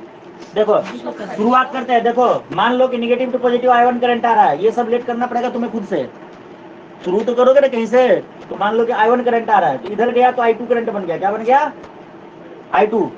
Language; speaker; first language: Hindi; native; Hindi